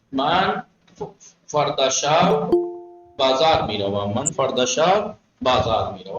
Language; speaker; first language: Persian; non-native, fluent; Urdu